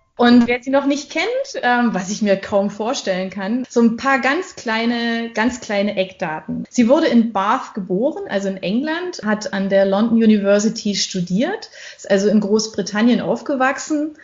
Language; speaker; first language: German; native; German